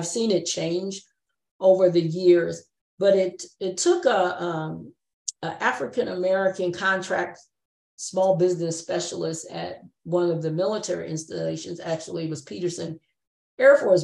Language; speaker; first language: English; native; English